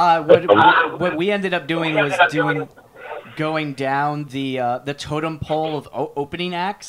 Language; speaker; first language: English; native; English